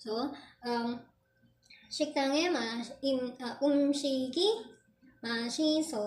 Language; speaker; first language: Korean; non-native, fluent; Filipino